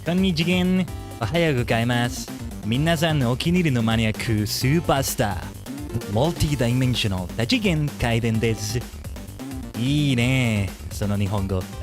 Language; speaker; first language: Japanese; non-native, learner; English